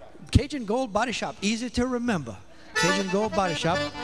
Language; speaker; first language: English; native; English